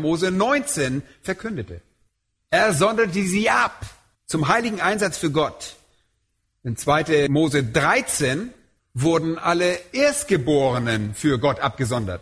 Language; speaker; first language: German; native; German